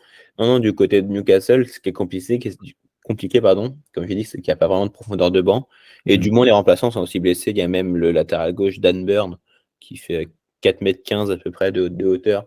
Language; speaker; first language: French; native; French